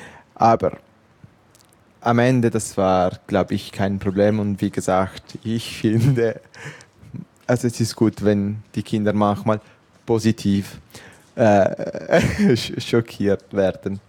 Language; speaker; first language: German; non-native, local second language; Italian